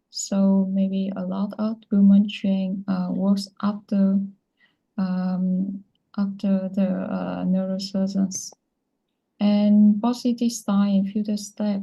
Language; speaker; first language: English; non-native, learner; Vietnamese